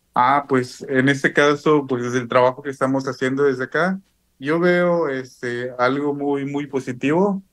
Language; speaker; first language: Spanish; non-native, local second language; Zapotec